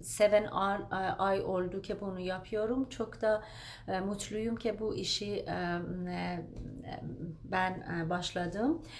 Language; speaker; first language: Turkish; non-native, learner; Persian